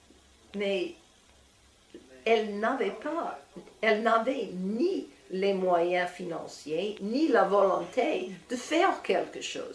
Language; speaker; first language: French; non-native, fluent; English